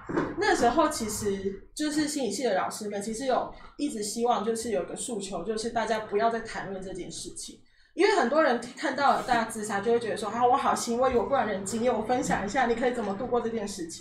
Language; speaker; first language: Chinese; native; Chinese